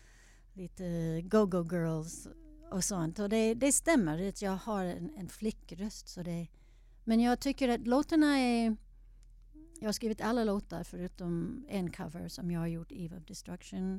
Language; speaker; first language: Swedish; non-native, fluent; English